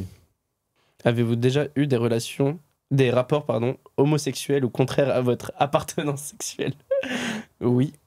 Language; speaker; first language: French; native; French